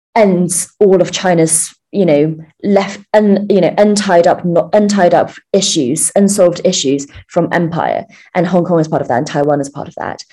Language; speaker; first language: English; early bilingual, other home language; Chinese